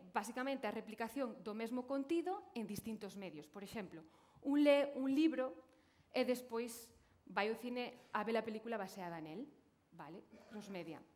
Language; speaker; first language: Galician; native; Galician